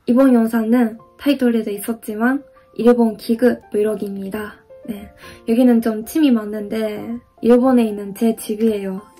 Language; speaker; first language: Korean; non-native, fluent; Japanese